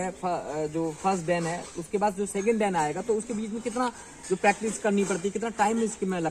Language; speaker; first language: Hindi; native; Hindi